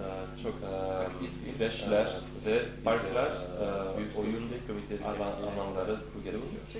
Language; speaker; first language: Turkish; non-native, learner; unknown